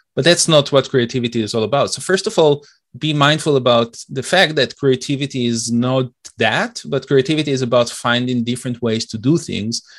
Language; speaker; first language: English; non-native, fluent; Hebrew